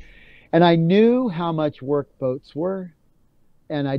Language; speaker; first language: English; native; English